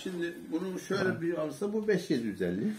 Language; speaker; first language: Turkish; native; Turkish